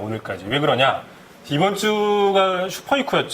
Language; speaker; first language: Korean; native; Korean